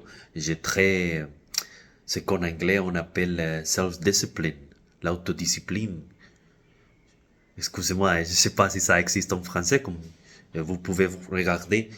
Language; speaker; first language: French; non-native, fluent; Spanish